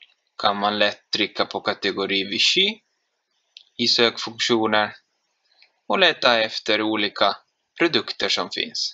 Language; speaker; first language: Swedish; non-native, fluent; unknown